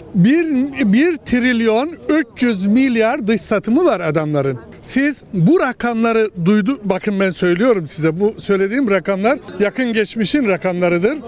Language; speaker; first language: Turkish; native; Turkish